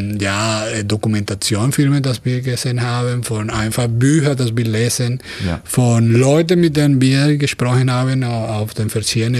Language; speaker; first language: German; non-native, fluent; Spanish